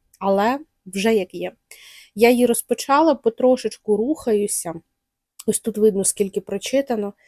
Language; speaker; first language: Ukrainian; non-native, local second language; Russian